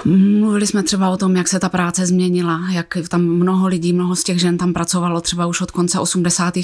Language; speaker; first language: Czech; native; Czech